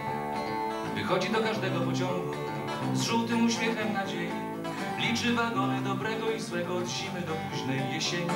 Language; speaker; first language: Polish; native; Polish